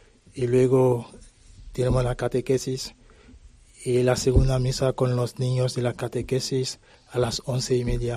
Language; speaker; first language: Spanish; non-native, learner; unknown